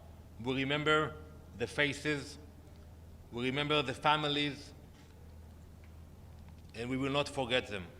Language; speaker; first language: English; non-native, fluent; Hebrew